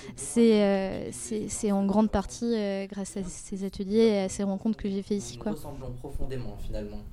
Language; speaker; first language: French; native; French